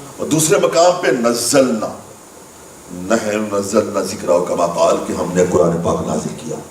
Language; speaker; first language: Urdu; native; Urdu